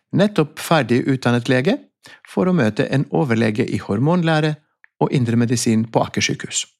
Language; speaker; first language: Norwegian; non-native, fluent; Greek